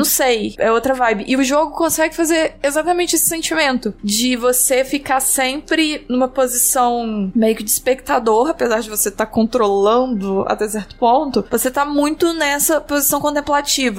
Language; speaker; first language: Portuguese; native; Portuguese